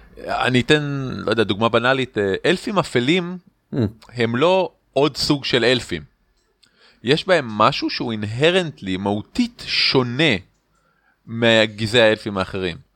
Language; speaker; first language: Hebrew; native; Hebrew